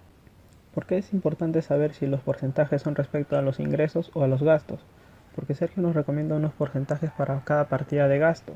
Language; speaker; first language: Spanish; native; Spanish